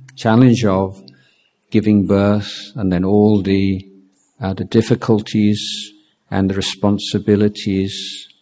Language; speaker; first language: English; native; English